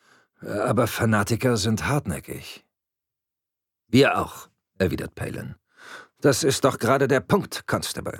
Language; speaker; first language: German; native; German